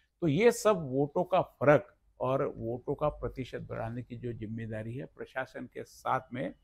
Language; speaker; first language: Hindi; non-native, local second language; Marathi